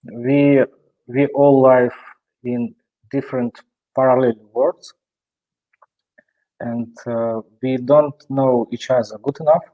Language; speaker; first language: English; non-native, learner; Russian